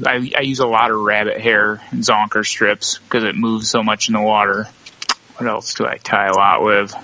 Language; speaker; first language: English; native; English